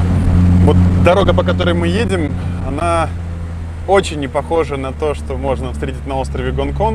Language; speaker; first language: Russian; native; Russian